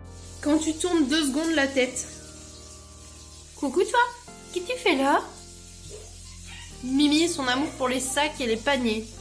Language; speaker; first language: French; native; French